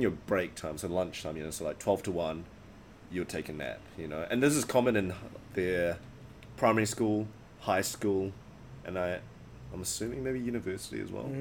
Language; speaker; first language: English; native; English